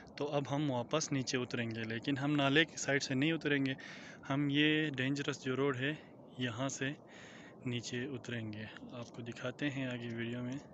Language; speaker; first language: Urdu; non-native, local second language; Shina